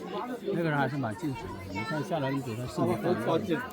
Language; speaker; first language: Chinese; native; Chinese